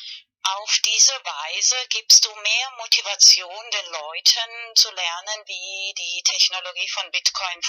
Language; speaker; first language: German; non-native, fluent; Spanish